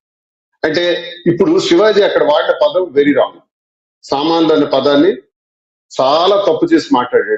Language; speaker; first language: Telugu; native; Telugu